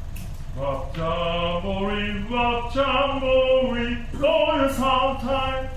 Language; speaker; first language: Japanese; native; Japanese